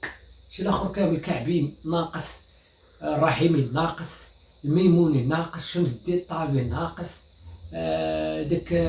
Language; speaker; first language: Arabic; native; Arabic